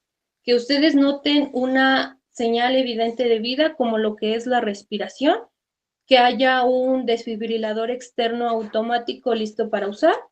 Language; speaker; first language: Spanish; native; Spanish